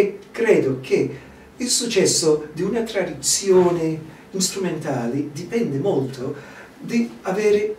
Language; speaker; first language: Italian; non-native, fluent; English